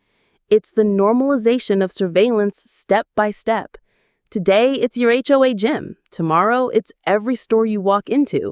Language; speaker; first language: English; native; English